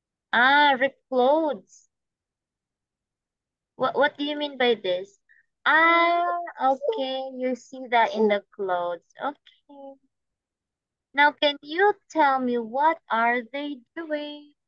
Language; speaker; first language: English; non-native, fluent; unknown